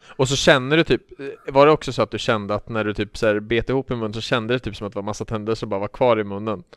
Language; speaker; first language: Swedish; native; Swedish